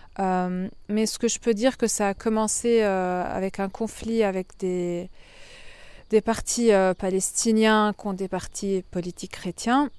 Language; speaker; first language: French; non-native, fluent; Arabic